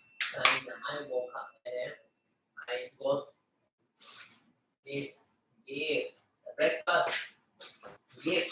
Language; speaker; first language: English; non-native, learner; Filipino